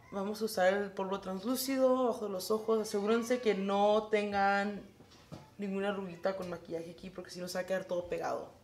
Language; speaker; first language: Spanish; early bilingual, other home language; English